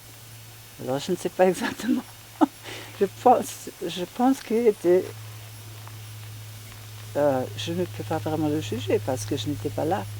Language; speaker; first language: French; non-native, fluent; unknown